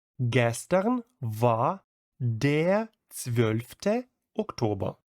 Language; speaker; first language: German; non-native, fluent; Ukrainian